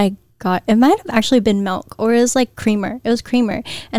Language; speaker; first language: English; early bilingual, other home language; Filipino